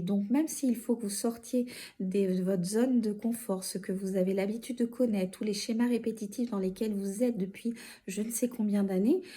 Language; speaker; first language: French; native; French